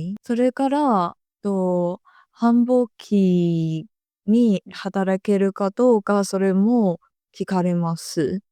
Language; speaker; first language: Japanese; non-native, fluent; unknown